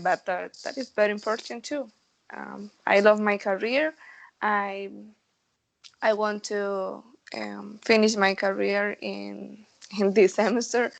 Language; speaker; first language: English; non-native, learner; Spanish